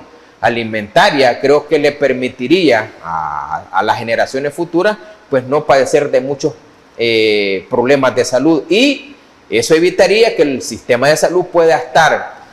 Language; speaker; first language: Spanish; native; Spanish